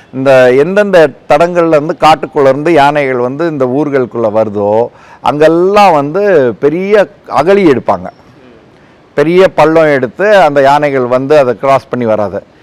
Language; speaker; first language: Tamil; native; Tamil